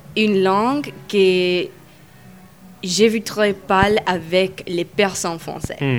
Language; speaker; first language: French; non-native, learner; English